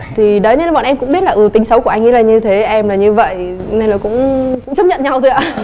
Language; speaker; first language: Vietnamese; native; Vietnamese